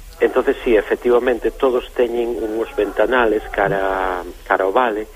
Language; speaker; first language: Galician; native; Galician